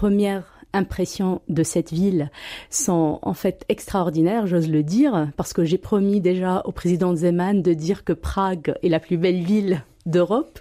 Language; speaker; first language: French; non-native, local second language; Arabic